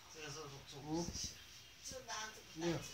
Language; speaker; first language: Chinese; native; Chinese